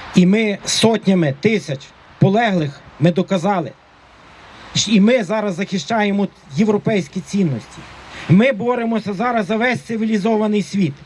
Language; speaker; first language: Ukrainian; native; Ukrainian